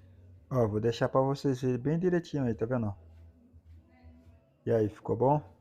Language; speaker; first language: Portuguese; native; Portuguese